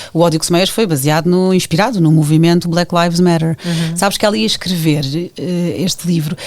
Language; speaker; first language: Portuguese; native; Portuguese